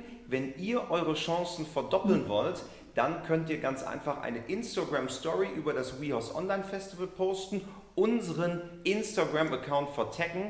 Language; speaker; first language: German; native; German